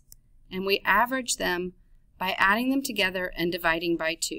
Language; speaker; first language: English; native; English